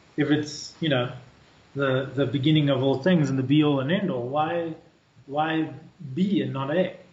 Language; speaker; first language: English; native; English